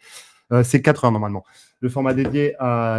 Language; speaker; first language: French; native; French